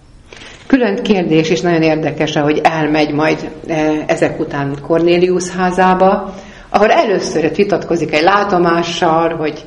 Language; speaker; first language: Hungarian; native; Hungarian